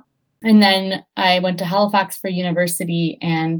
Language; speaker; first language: English; native; English